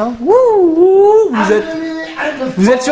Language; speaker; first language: French; native; French